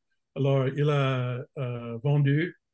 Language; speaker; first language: French; non-native, fluent; English